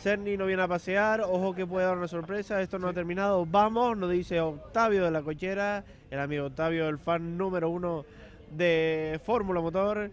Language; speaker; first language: Spanish; native; Spanish